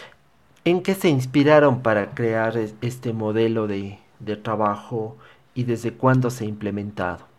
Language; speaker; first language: Spanish; native; Spanish